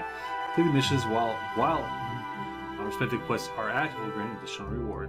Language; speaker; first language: English; native; English